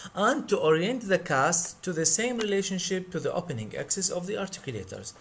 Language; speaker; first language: English; non-native, fluent; Arabic